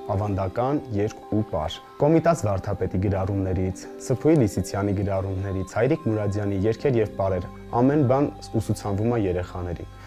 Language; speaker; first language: Armenian; native; Armenian